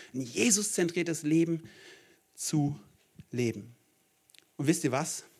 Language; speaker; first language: German; native; German